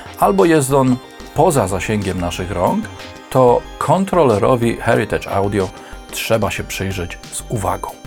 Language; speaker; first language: Polish; native; Polish